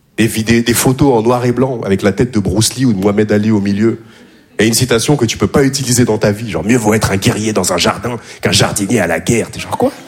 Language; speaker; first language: French; native; French